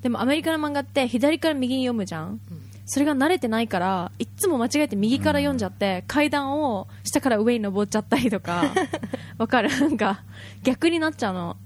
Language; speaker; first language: Japanese; early bilingual, heritage; Japanese